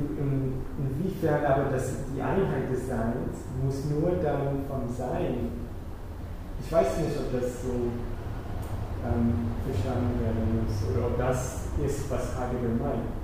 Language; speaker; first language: German; non-native, fluent; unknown